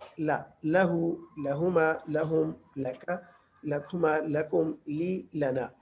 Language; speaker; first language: Urdu; native; Urdu